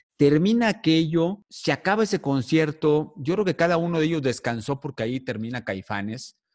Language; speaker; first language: Spanish; native; Spanish